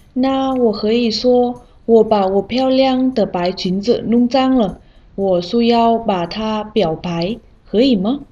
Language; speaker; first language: Chinese; non-native, fluent; Vietnamese